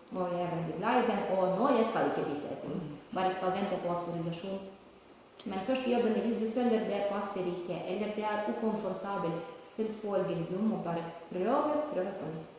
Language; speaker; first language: Norwegian; non-native, learner; Ukrainian